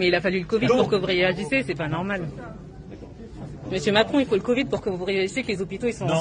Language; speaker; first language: French; native; French